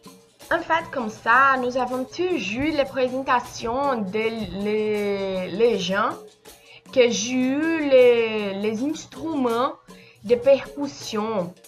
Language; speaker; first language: French; non-native, learner; Portuguese